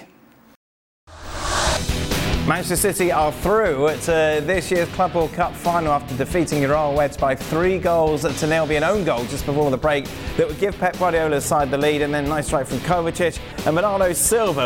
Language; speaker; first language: English; native; English